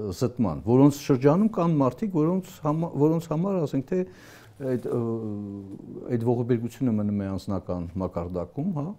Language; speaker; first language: Armenian; native; Armenian